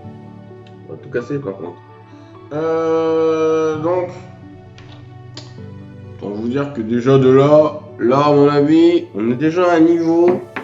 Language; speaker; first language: French; native; French